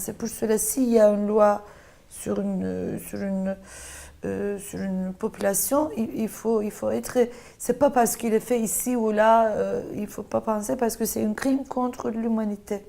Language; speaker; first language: French; non-native, fluent; Turkish